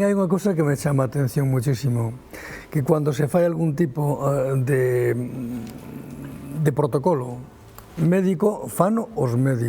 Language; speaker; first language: Galician; native; Galician